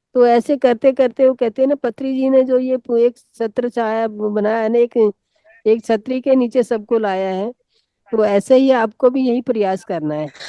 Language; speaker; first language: Hindi; native; Hindi